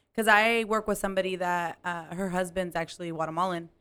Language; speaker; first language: English; early bilingual, other home language; Spanish